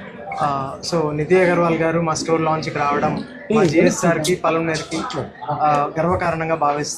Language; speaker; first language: Telugu; native; Telugu